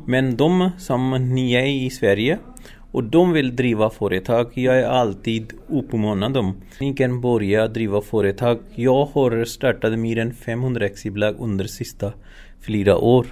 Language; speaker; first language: Swedish; non-native, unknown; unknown